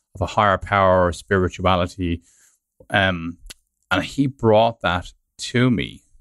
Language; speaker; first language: English; native; English